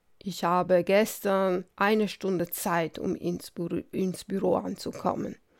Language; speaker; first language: German; non-native, fluent; Italian